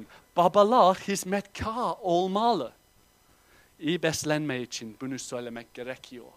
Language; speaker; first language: Turkish; non-native, fluent; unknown